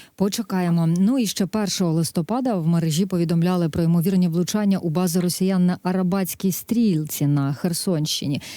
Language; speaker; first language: Ukrainian; native; Ukrainian